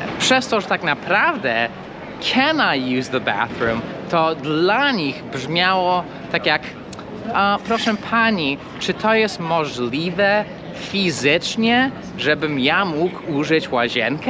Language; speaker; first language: Polish; non-native, fluent; English